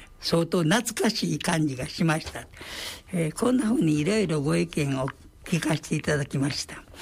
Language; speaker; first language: Japanese; native; Japanese